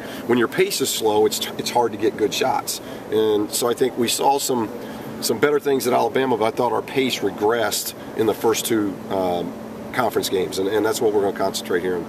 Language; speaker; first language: English; native; English